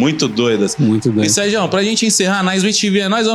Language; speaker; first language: Portuguese; native; Portuguese